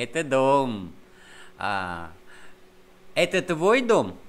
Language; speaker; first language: Russian; non-native, fluent; Vietnamese